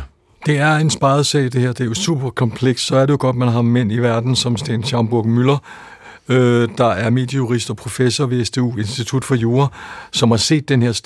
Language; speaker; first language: Danish; native; Danish